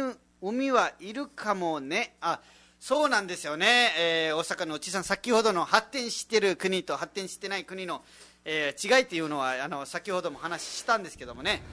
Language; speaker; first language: Japanese; non-native, fluent; Nepali